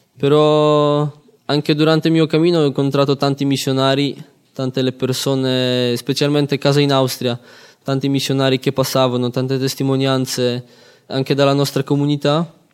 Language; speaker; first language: Italian; non-native, fluent; Polish